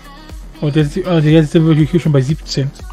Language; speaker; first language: German; native; German